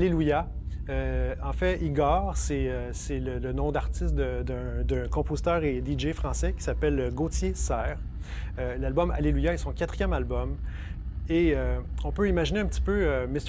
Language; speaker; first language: French; native; French